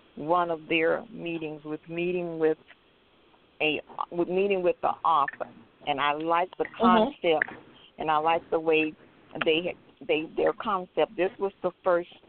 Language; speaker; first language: English; native; English